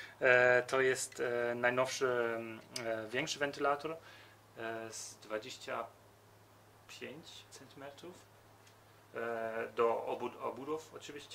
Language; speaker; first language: Polish; early bilingual, heritage; Polish